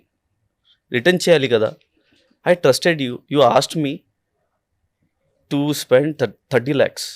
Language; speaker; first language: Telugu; non-native, local second language; Urdu